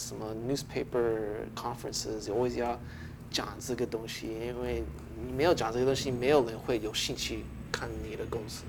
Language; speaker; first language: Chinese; early bilingual, heritage; English